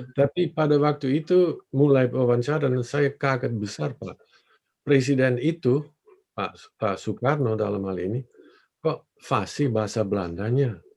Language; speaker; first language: Indonesian; non-native, fluent; Dutch